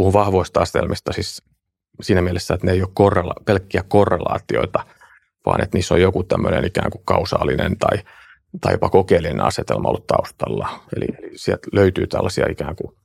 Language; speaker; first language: Finnish; native; Finnish